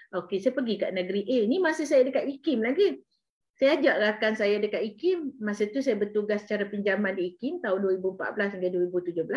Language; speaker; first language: Malay; native; Malay